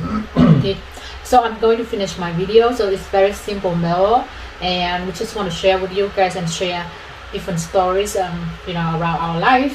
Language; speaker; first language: English; non-native, fluent; Vietnamese